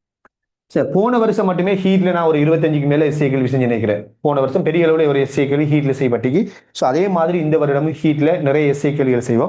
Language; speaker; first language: Tamil; native; Tamil